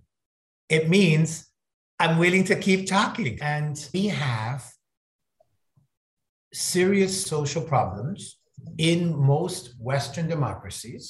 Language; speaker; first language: English; native; English